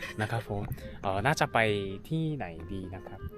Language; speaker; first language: Thai; non-native, fluent; Korean